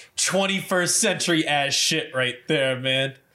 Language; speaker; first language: English; native; English